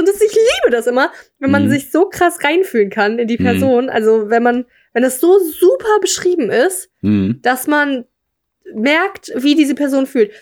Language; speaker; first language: German; native; German